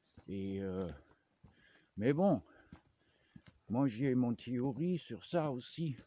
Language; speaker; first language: French; non-native, fluent; German